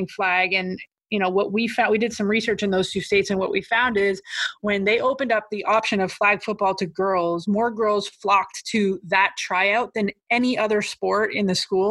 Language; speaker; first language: English; native; English